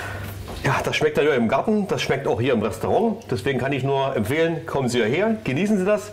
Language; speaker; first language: German; native; German